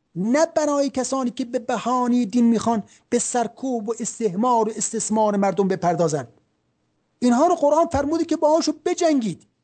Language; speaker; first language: Persian; native; Persian